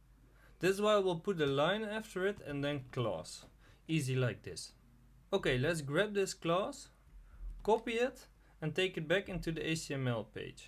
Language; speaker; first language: English; non-native, fluent; Dutch